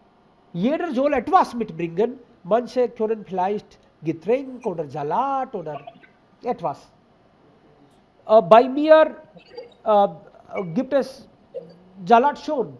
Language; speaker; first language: German; non-native, fluent; Hindi